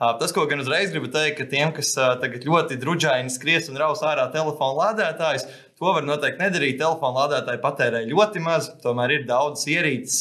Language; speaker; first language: Latvian; native; Latvian